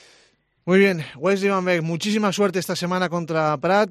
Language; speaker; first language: Spanish; native; Spanish